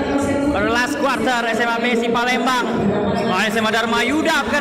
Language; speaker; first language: Indonesian; native; Indonesian